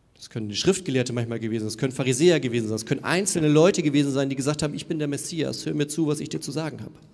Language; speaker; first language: German; native; German